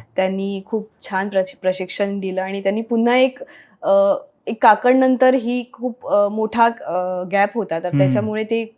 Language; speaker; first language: Marathi; native; Marathi